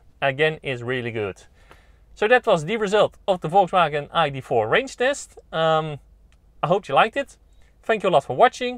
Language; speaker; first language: English; non-native, fluent; Dutch